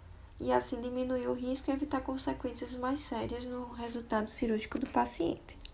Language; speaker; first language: Portuguese; native; Portuguese